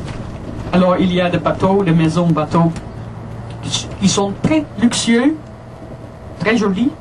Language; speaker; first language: French; non-native, fluent; Dutch